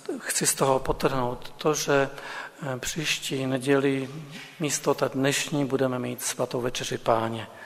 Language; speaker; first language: Czech; native; Czech